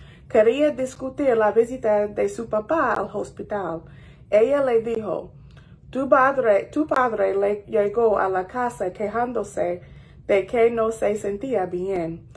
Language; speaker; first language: Spanish; non-native, fluent; English